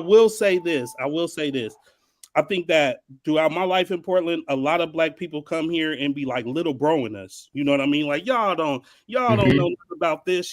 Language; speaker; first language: English; native; English